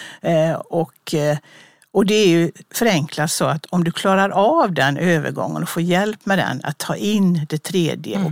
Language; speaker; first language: Swedish; native; Swedish